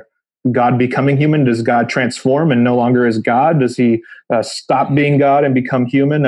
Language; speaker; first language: English; native; English